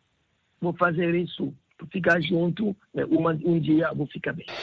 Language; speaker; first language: Portuguese; non-native, learner; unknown